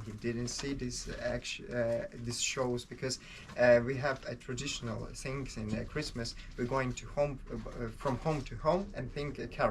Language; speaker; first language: English; non-native, learner; Ukrainian